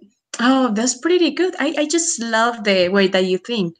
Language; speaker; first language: English; non-native, fluent; Spanish